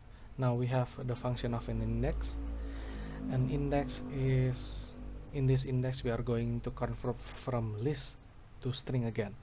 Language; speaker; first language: English; non-native, local second language; Indonesian